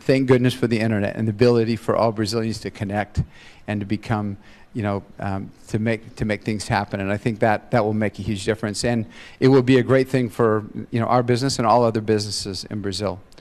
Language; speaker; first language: English; native; English